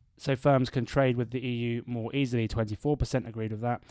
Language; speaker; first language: English; native; English